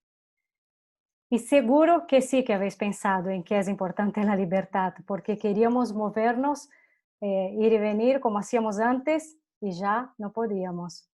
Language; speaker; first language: Spanish; non-native, fluent; Portuguese